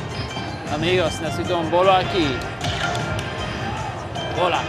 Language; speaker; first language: Spanish; non-native, learner; English